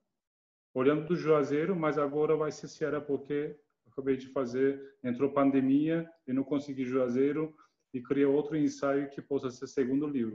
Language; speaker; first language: Portuguese; non-native, learner; Turkish